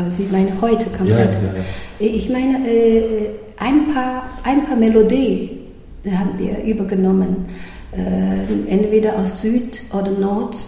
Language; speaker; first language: German; non-native, learner; Chinese